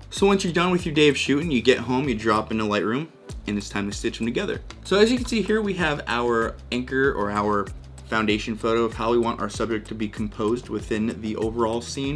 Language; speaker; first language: English; native; English